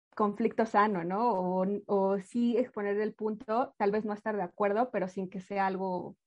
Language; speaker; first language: Spanish; native; Spanish